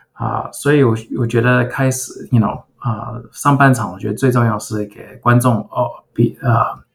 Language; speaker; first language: Chinese; early bilingual, heritage; Chinese